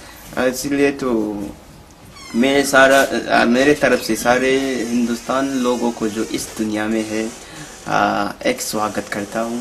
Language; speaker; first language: Hindi; non-native, fluent; Hausa